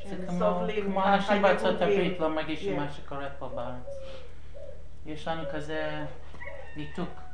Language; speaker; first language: Hebrew; non-native, fluent; English